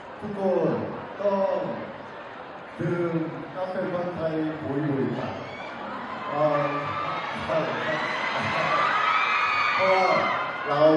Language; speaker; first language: Thai; non-native, learner; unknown